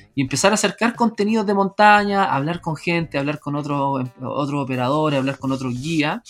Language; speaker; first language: Spanish; native; Spanish